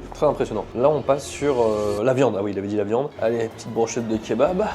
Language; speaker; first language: French; native; French